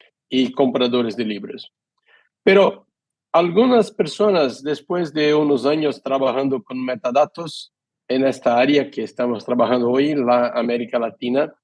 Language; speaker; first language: Spanish; non-native, fluent; Portuguese